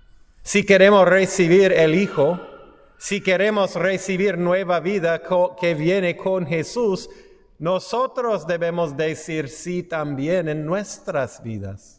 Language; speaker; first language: Spanish; non-native, fluent; English